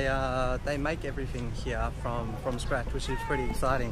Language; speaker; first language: English; native; English